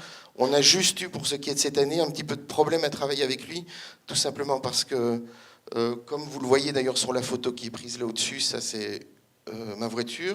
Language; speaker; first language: French; native; French